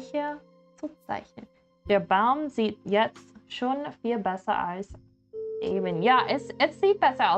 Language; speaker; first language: German; non-native, learner; English